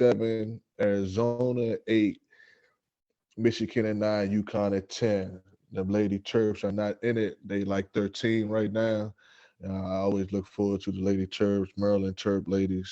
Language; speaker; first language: English; native; English